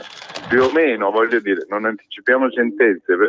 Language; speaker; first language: Italian; native; Italian